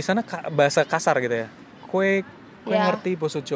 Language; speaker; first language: Indonesian; native; Indonesian